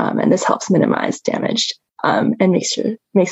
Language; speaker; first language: English; native; English